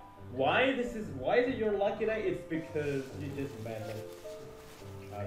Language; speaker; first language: English; non-native, fluent; Indonesian